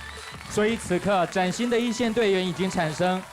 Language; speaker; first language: Chinese; native; Chinese